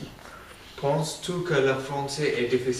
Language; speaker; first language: French; non-native, learner; English